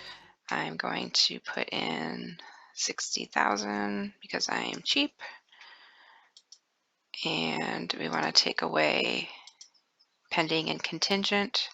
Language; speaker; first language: English; native; English